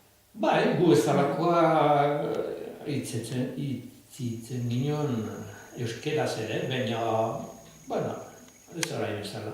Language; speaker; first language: Basque; native; Basque